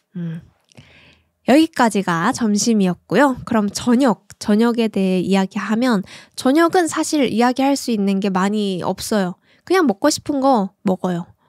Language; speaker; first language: Korean; native; Korean